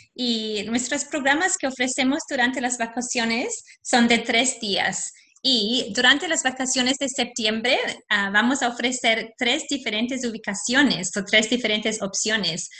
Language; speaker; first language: Spanish; non-native, fluent; English